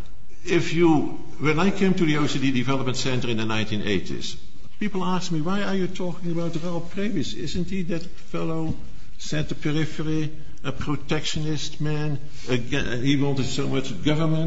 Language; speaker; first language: English; non-native, fluent; Dutch